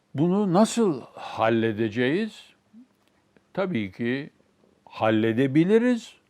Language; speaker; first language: Turkish; native; Turkish